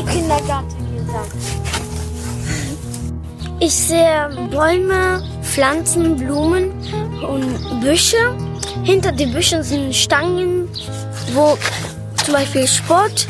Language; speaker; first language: German; early bilingual, other home language; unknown